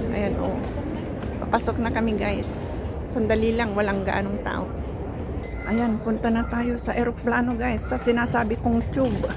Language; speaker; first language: Filipino; native; Filipino